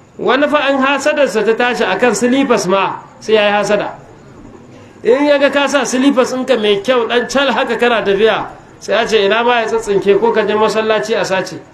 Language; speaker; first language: Hausa; native; Hausa